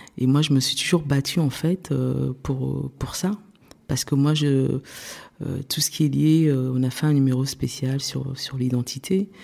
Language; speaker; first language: French; early bilingual, other home language; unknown